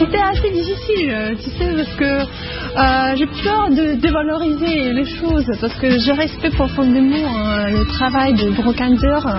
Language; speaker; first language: French; non-native, fluent; Russian